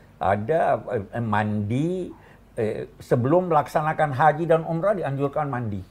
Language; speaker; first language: Indonesian; native; Indonesian